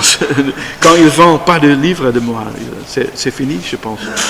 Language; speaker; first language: French; non-native, learner; Dutch